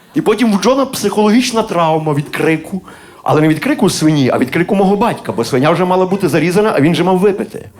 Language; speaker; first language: Ukrainian; native; Ukrainian